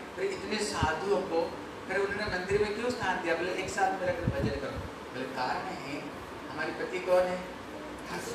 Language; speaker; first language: Hindi; non-native, local second language; Bangla